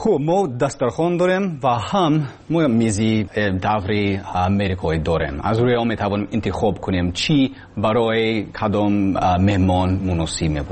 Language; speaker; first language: Persian; non-native, learner; English